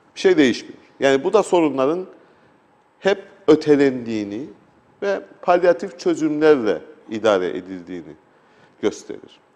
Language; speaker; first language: Turkish; native; Turkish